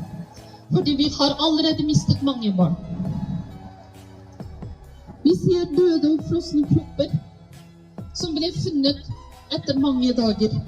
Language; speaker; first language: Norwegian; non-native, fluent; Uyghur